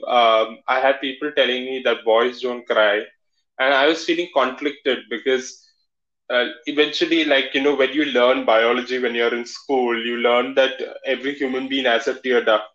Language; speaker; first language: English; non-native, local second language; Malayalam